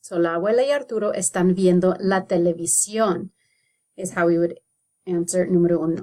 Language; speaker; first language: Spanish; non-native, fluent; English